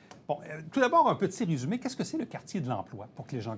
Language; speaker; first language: French; native; French